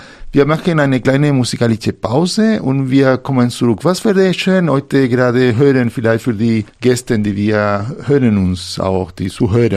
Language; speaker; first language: German; non-native, fluent; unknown